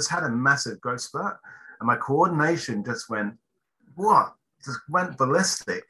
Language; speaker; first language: English; native; English